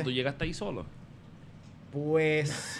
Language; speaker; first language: Spanish; native; Spanish